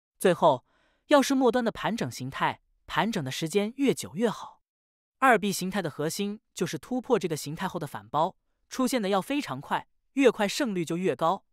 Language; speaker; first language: Chinese; native; Chinese